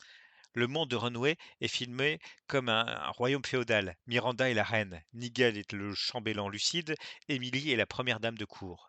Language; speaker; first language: French; native; French